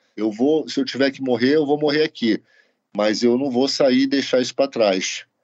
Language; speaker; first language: Portuguese; native; Portuguese